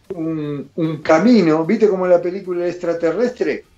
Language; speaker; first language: Spanish; native; Spanish